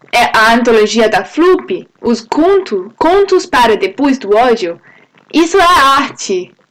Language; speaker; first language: Portuguese; non-native, fluent; English